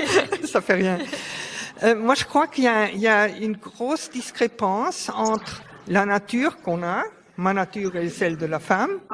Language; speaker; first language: French; non-native, fluent; German